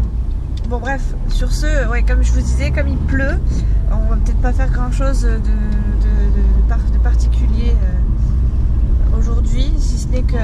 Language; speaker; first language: French; native; French